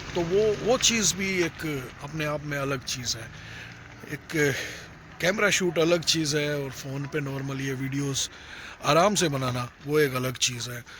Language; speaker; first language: Hindi; native; Hindi